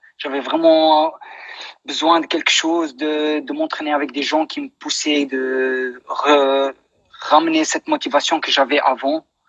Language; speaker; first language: French; non-native, local second language; Dutch